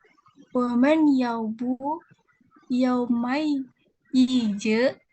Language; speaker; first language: Chinese; non-native, learner; Indonesian